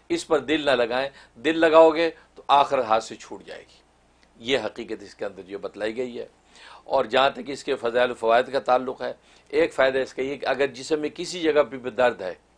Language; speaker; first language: Hindi; non-native, local second language; Kashmiri